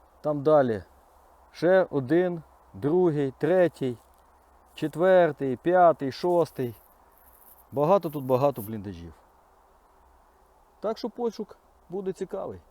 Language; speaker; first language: Ukrainian; native; Ukrainian